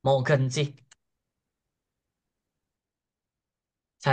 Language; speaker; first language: Korean; non-native, fluent; Indonesian